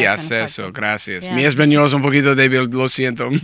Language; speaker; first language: Spanish; non-native, learner; English